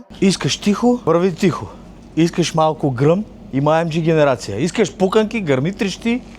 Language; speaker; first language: Bulgarian; native; Bulgarian